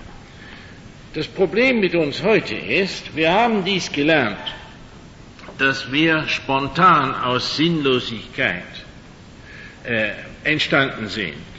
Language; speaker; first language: German; non-native, fluent; English